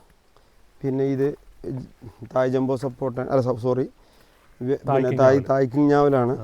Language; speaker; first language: Malayalam; native; Malayalam